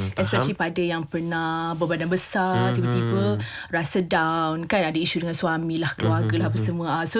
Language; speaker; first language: Malay; native; Malay